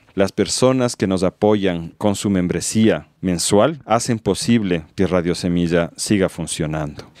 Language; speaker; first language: Spanish; native; Spanish